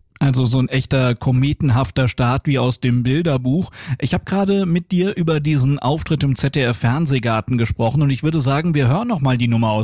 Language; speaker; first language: German; native; German